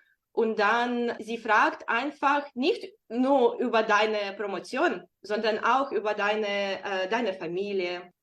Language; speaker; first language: German; non-native, fluent; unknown